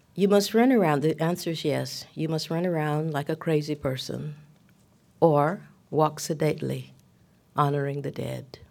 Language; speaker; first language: English; native; English